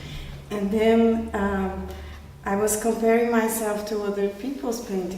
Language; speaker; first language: English; non-native, fluent; Portuguese